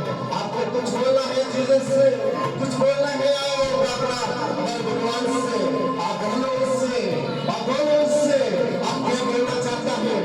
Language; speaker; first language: Hindi; non-native, local second language; Telugu